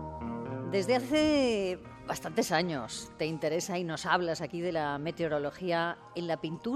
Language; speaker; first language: Spanish; native; Spanish